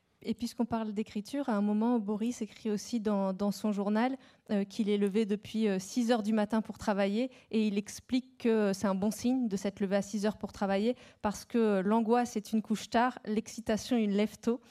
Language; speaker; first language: French; native; French